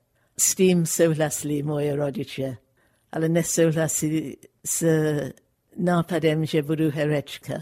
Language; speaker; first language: Czech; non-native, fluent; English